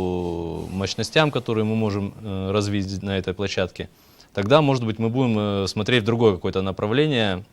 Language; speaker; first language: Russian; native; Russian